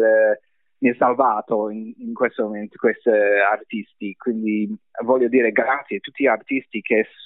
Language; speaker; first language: Italian; non-native, fluent; English